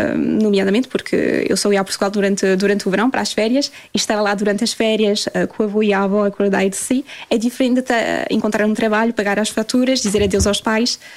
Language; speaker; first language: Portuguese; early bilingual, heritage; Portuguese